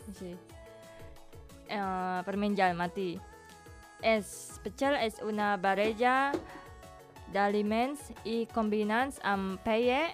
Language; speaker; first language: Catalan; non-native, learner; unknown